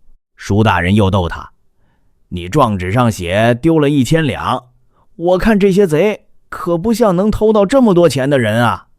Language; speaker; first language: Chinese; native; Chinese